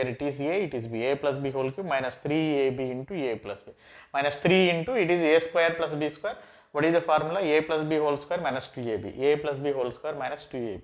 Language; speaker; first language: English; non-native, local second language; Telugu